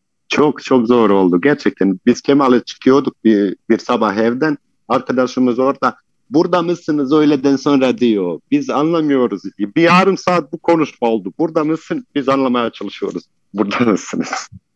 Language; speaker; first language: Turkish; non-native, fluent; Bosnian